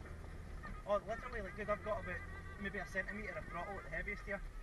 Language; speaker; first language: English; native; English